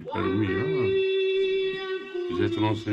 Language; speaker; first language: French; non-native, local second language; Arabic